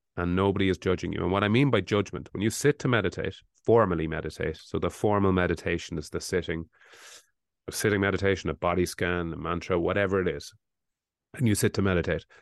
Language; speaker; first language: English; native; English